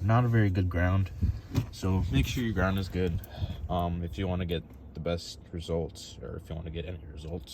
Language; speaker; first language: English; native; English